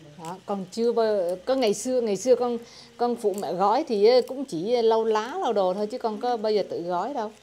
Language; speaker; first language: Vietnamese; native; Vietnamese